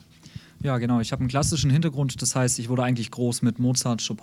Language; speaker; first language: German; early bilingual, other home language; Russian